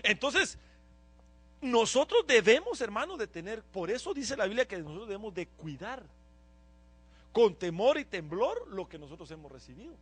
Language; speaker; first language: Spanish; native; Spanish